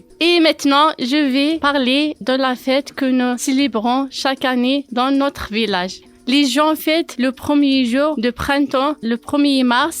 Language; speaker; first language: French; non-native, learner; Kabyle